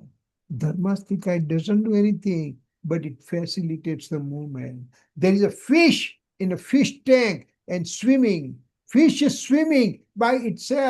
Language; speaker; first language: English; non-native, local second language; Gujarati